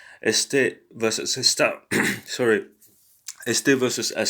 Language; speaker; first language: Spanish; non-native, learner; English